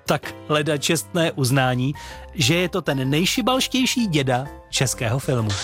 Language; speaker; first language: Czech; native; Czech